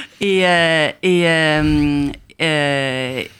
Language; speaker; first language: French; non-native, fluent; German